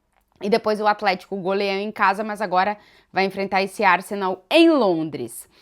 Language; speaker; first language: Portuguese; native; Portuguese